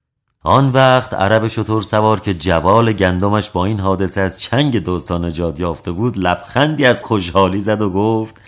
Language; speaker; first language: Persian; native; Persian